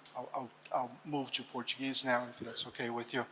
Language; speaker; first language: English; non-native, fluent; Portuguese